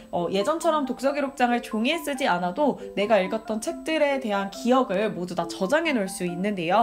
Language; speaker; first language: Korean; native; Korean